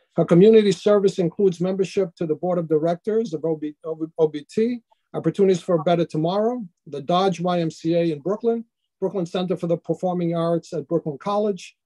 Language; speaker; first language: English; native; English